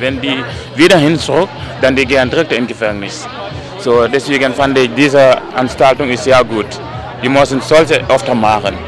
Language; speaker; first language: German; non-native, learner; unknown